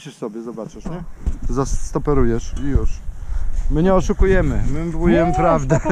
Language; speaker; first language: Polish; native; Polish